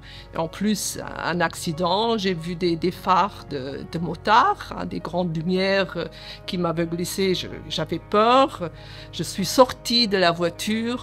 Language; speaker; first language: French; early bilingual, other home language; Portuguese